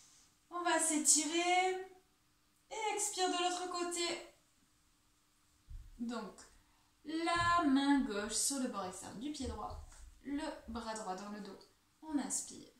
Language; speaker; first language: French; native; French